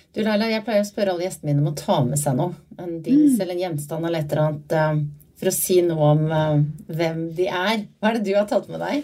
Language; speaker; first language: Norwegian; native; Norwegian